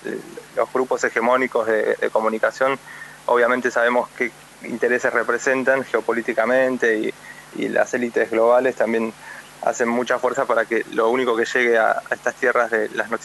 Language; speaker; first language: Spanish; native; Spanish